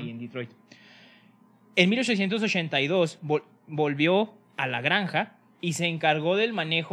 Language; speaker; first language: Spanish; native; Spanish